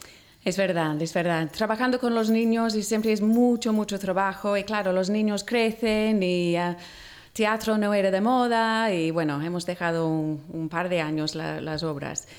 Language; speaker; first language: Spanish; non-native, learner; English